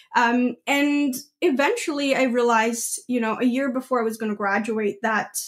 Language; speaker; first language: English; non-native, local second language; Gujarati